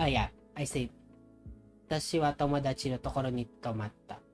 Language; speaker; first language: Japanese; non-native, learner; Filipino